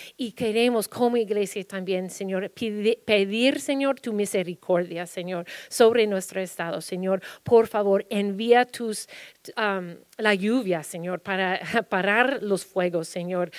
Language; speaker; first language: Spanish; early bilingual, heritage; Spanish